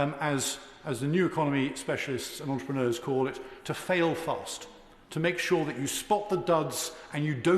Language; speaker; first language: English; native; English